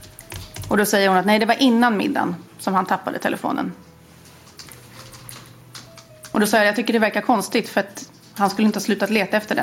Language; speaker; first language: Swedish; native; Swedish